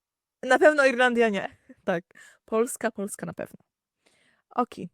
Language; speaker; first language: Polish; native; Polish